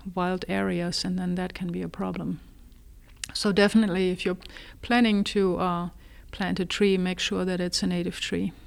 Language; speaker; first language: English; non-native, fluent; German